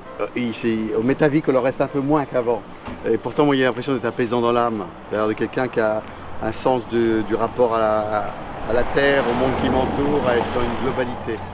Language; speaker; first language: French; native; French